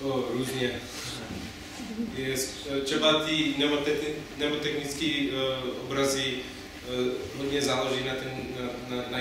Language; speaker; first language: Czech; non-native, fluent; English